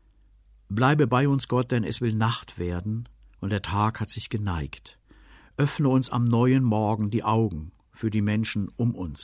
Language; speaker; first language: German; native; German